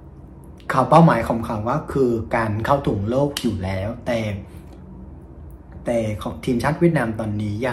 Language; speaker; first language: Thai; non-native, fluent; Vietnamese